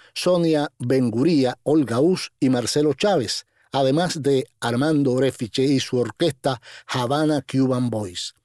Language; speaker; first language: Spanish; native; Spanish